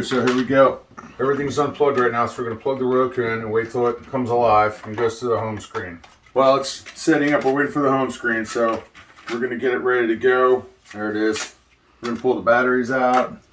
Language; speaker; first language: English; native; English